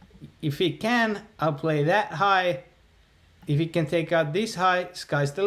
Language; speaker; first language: English; native; English